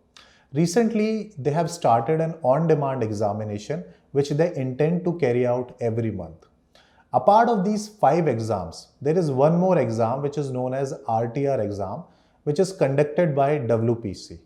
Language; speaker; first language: English; non-native, local second language; Hindi